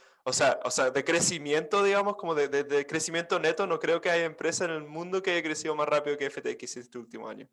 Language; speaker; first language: Spanish; non-native, fluent; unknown